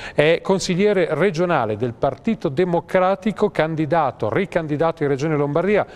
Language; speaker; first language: Italian; native; Italian